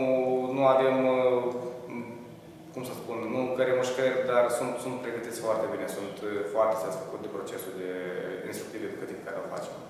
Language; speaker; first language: Romanian; native; Romanian